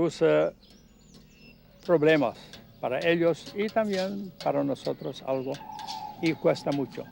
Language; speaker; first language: Spanish; non-native, learner; Plautdietsch